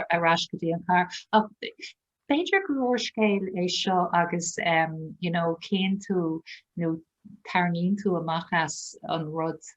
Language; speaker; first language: Irish; non-native, local second language; English